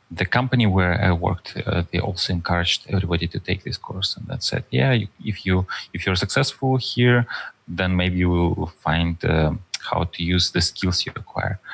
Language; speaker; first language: English; non-native, fluent; Russian